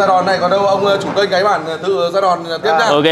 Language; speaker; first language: Vietnamese; native; Vietnamese